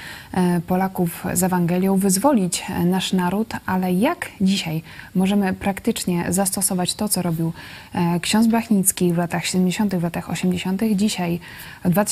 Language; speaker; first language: Polish; native; Polish